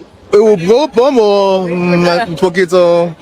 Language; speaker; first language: Portuguese; non-native, learner; English